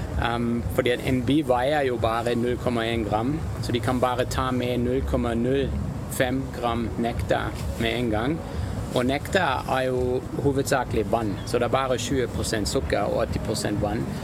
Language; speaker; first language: Norwegian; non-native, fluent; German